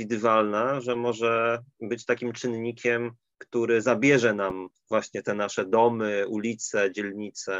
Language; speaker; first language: Polish; native; Polish